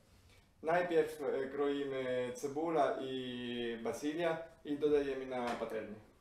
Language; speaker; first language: Polish; non-native, learner; Italian